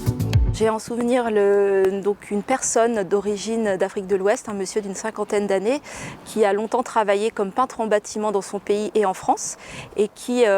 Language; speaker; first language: French; native; French